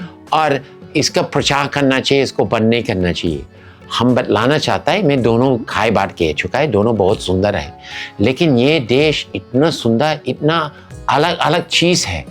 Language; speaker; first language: Hindi; non-native, fluent; English